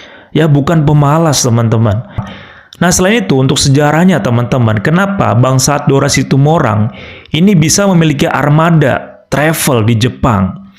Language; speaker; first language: Indonesian; native; Indonesian